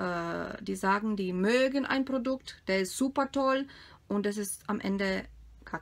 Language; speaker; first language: German; non-native, fluent; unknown